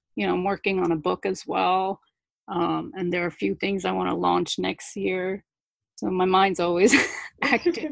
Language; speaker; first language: English; early bilingual, other home language; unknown